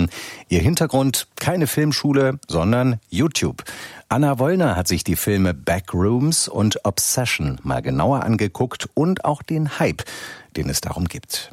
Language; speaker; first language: German; native; German